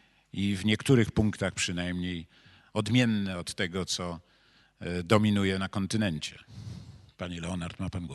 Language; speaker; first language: Polish; native; Polish